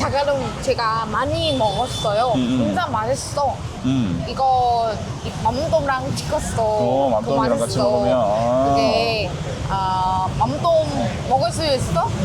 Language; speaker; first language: Korean; non-native, learner; Vietnamese